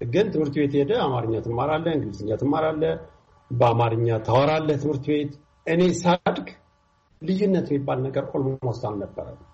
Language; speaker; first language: Amharic; non-native, local second language; Tigrinya